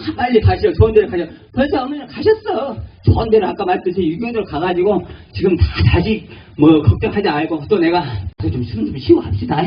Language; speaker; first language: Korean; native; Korean